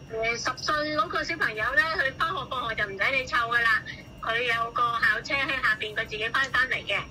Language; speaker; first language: Cantonese; native; Cantonese